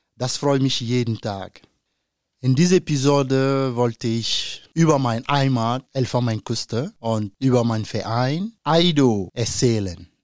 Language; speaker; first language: German; non-native, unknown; Dyula